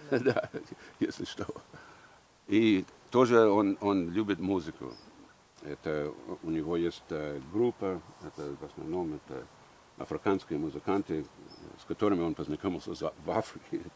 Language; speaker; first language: Russian; early bilingual, heritage; English